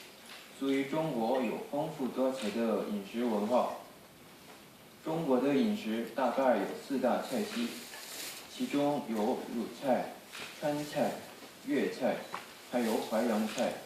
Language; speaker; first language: Chinese; non-native, fluent; Korean